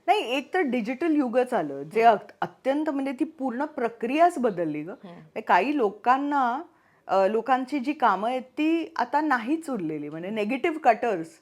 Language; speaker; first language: Marathi; native; Marathi